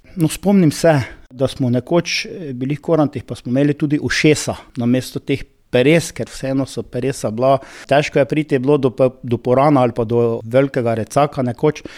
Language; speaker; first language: Slovenian; native; Slovenian